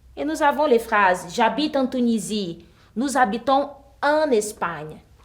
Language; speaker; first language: French; non-native, fluent; Portuguese